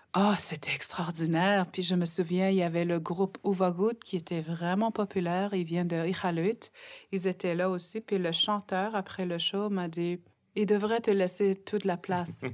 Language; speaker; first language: French; non-native, local second language; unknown